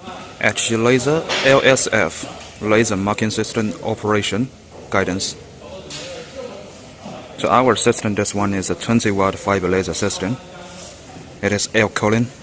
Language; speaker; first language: English; non-native, learner; Chinese